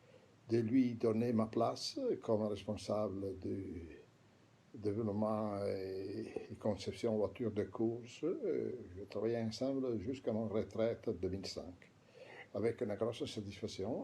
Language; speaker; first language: French; non-native, fluent; Italian